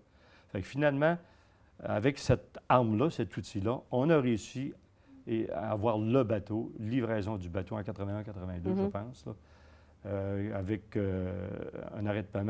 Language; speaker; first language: French; native; French